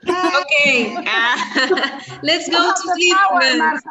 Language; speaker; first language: English; non-native, learner; Spanish